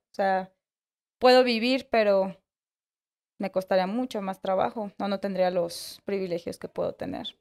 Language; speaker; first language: Spanish; native; Spanish